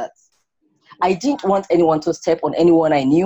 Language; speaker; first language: English; non-native, local second language; Igbo